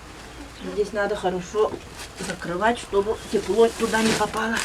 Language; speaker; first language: Russian; non-native, local second language; Yakut